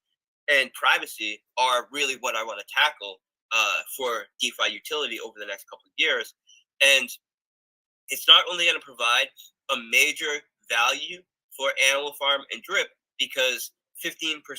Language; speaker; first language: English; native; English